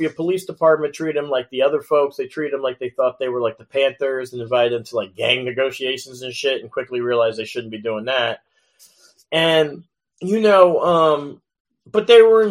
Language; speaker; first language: English; native; English